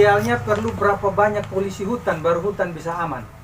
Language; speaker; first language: Malay; native; Malay